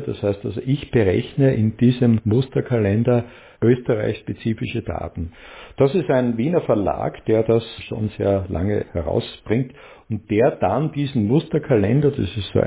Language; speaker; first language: German; native; German